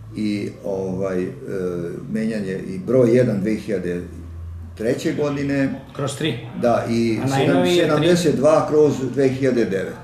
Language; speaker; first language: Bosnian; non-native, local second language; Hungarian